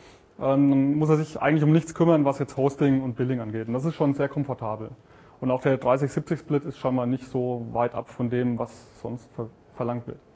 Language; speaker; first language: German; native; German